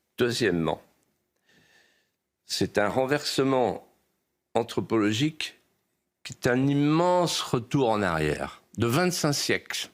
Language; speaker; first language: French; native; French